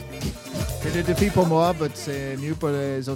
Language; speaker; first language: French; non-native, learner; English